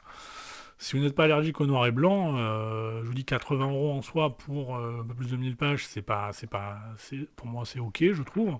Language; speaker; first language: French; native; French